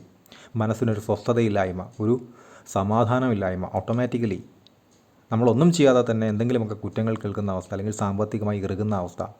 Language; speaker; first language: Malayalam; native; Malayalam